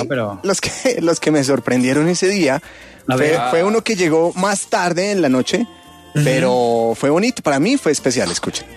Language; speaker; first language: Spanish; native; Spanish